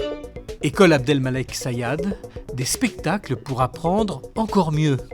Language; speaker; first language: French; native; French